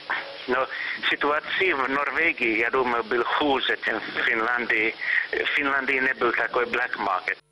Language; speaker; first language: Russian; non-native, fluent; Finnish